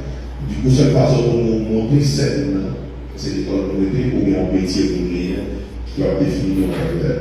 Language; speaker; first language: French; non-native, local second language; Haitian Creole